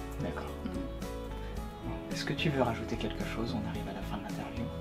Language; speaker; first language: French; native; French